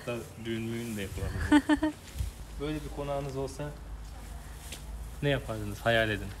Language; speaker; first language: Turkish; native; Turkish